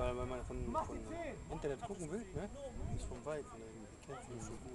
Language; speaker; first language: German; non-native, learner; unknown